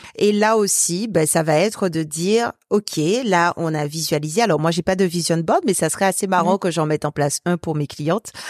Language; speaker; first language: French; native; French